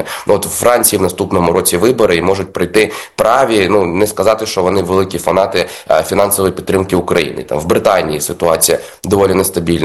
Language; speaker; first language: Ukrainian; native; Ukrainian